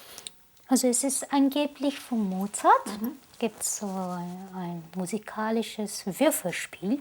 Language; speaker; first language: German; non-native, fluent; Japanese